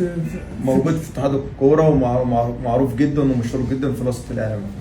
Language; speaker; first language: Arabic; native; Arabic